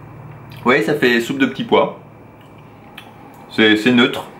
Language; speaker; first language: French; native; French